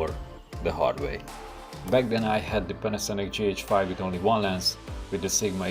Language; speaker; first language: English; non-native, fluent; Hungarian